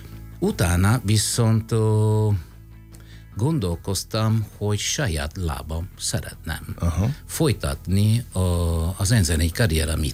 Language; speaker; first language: Hungarian; non-native, fluent; Italian